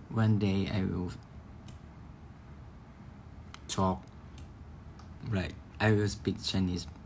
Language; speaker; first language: English; non-native, learner; Thai